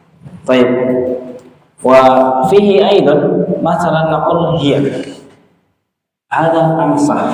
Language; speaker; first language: Arabic; non-native, fluent; Indonesian